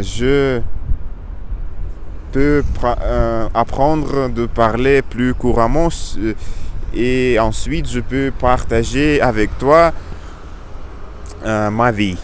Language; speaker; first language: French; non-native, learner; Russian